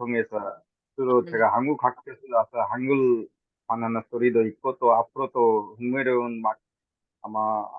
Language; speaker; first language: Korean; non-native, fluent; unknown